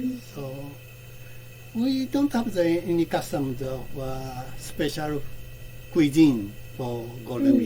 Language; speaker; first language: English; non-native, learner; Japanese